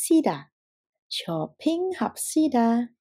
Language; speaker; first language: Korean; non-native, fluent; Indonesian